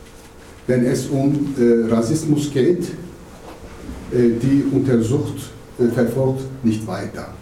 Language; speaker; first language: German; non-native, learner; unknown